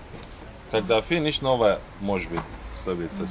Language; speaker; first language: Russian; non-native, learner; Turkish